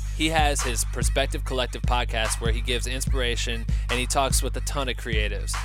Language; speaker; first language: English; native; English